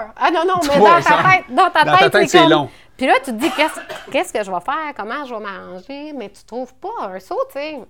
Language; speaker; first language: French; native; French